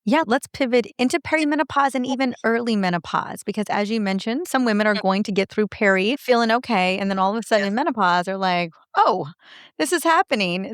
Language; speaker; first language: English; native; English